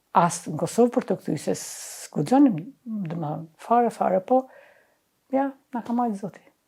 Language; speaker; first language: Albanian; native; Albanian